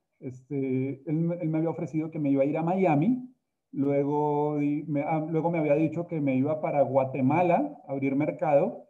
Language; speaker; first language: Spanish; native; Spanish